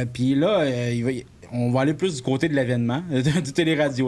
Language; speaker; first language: French; native; French